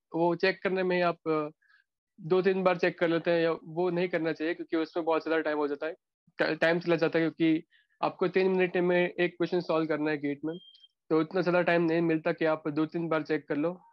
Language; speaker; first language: Hindi; non-native, local second language; Gujarati